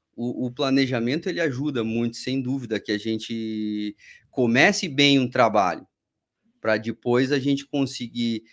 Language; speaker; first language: Portuguese; native; Portuguese